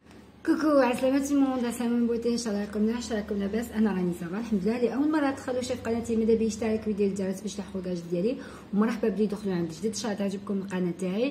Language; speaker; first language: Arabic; native; Arabic